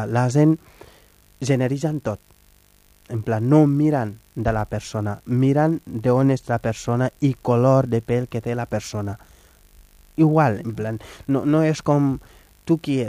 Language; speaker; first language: Catalan; non-native, fluent; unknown